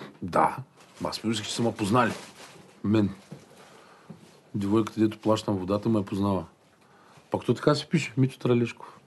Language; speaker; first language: Bulgarian; native; Bulgarian